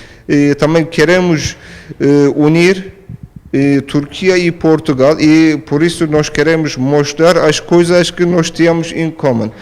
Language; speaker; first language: Portuguese; non-native, fluent; Turkish